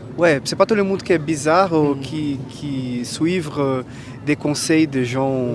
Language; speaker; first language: French; non-native, fluent; Portuguese